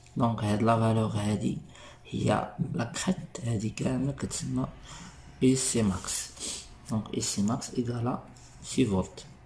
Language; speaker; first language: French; non-native, local second language; Arabic